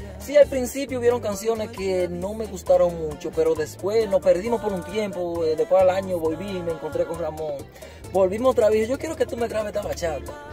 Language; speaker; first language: Spanish; native; Spanish